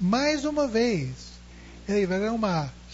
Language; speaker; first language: Portuguese; non-native, fluent; English